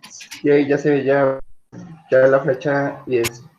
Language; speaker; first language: Spanish; native; Spanish